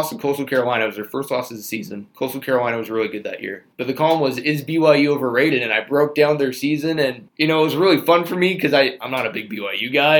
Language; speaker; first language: English; native; English